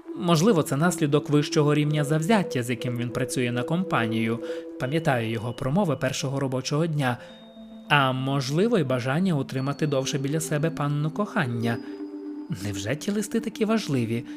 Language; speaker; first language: Ukrainian; native; Ukrainian